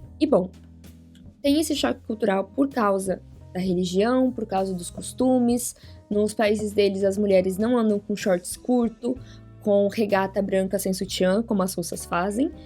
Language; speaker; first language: Portuguese; native; Portuguese